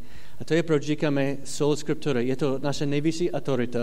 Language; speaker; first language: Czech; non-native, fluent; English